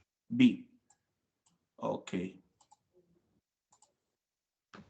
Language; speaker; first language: English; non-native, fluent; Spanish